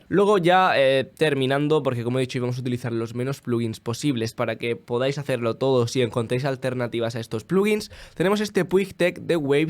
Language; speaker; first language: Spanish; native; Spanish